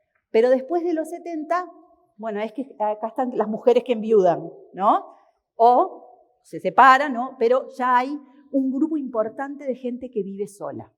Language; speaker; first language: Spanish; native; Spanish